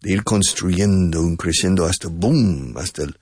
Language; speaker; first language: Spanish; non-native, fluent; English